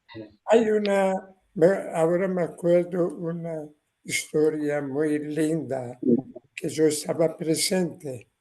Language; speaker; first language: Spanish; non-native, learner; Persian